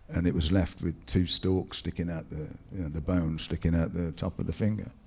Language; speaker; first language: English; native; English